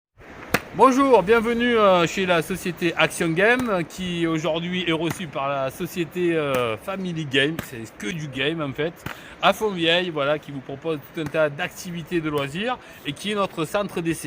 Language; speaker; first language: French; native; French